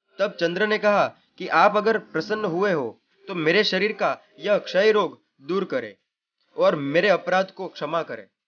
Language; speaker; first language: Hindi; non-native, local second language; Gujarati